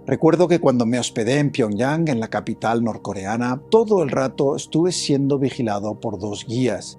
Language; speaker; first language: Spanish; native; Spanish